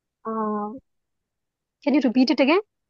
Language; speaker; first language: English; non-native, learner; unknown